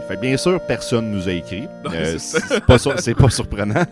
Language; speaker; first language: French; native; French